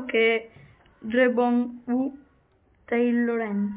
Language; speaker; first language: French; non-native, learner; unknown